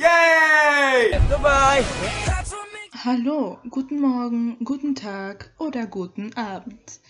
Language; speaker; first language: German; non-native, learner; Spanish